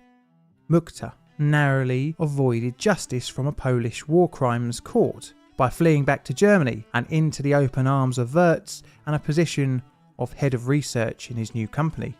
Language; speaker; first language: English; native; English